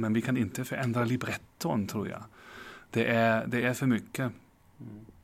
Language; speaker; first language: Swedish; non-native, fluent; German